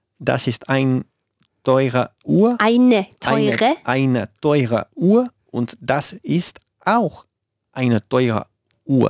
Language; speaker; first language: German; non-native, learner; Spanish